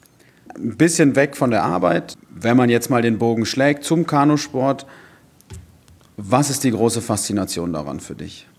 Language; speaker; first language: German; native; German